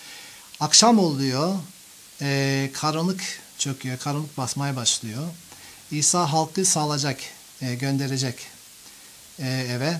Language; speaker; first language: Turkish; non-native, fluent; English